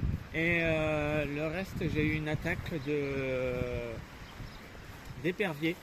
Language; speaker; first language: French; native; French